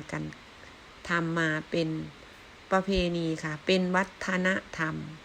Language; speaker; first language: Thai; non-native, local second language; Northeastern Thai